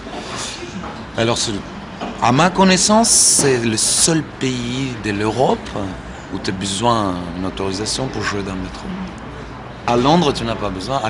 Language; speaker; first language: French; non-native, fluent; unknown